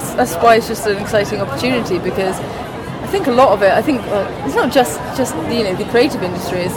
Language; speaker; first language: English; native; English